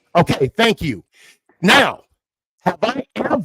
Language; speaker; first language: English; native; English